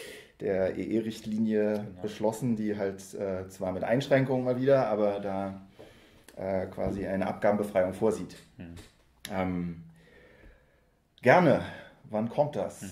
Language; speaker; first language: German; native; German